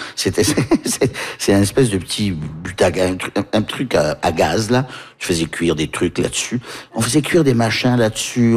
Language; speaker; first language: French; early bilingual, heritage; French